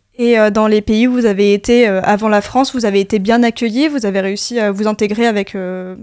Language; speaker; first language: French; native; French